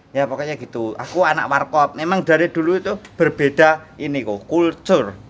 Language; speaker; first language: Indonesian; native; Indonesian